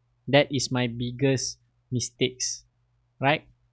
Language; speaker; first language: English; non-native, local second language; Malay